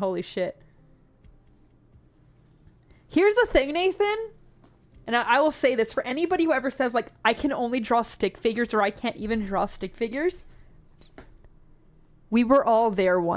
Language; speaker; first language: English; native; English